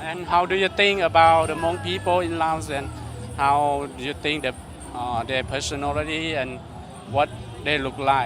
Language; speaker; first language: English; non-native, learner; Hmong